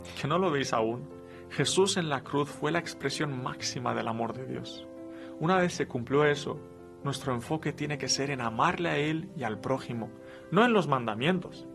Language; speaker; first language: Spanish; non-native, fluent; Romanian